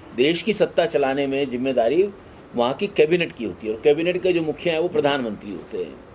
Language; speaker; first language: Hindi; native; Hindi